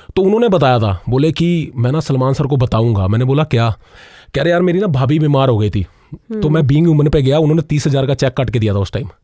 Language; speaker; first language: Hindi; non-native, local second language; Punjabi